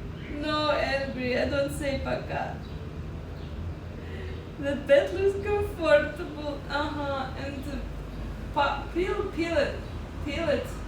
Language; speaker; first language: English; non-native, learner; Russian